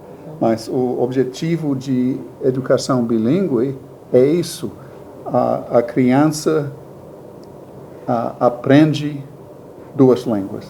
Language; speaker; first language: Portuguese; non-native, learner; English